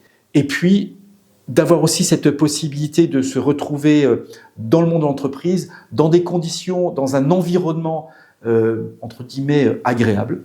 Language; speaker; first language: French; native; French